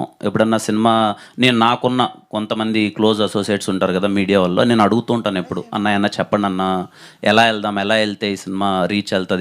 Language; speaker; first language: Telugu; native; Telugu